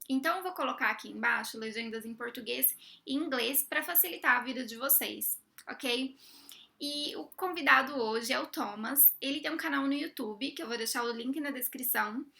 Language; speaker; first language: Portuguese; native; Portuguese